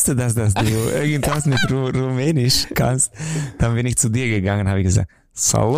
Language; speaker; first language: German; non-native, fluent; Romanian